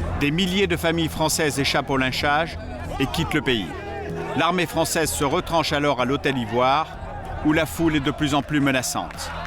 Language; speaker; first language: French; native; French